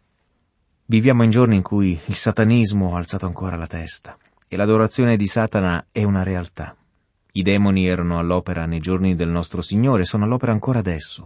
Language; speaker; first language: Italian; native; Italian